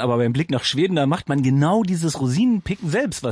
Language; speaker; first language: German; native; German